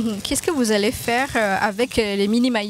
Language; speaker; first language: French; non-native, fluent; Indonesian